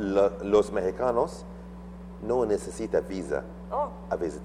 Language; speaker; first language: Spanish; non-native, learner; Arabic